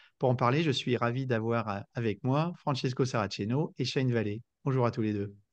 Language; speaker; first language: French; native; French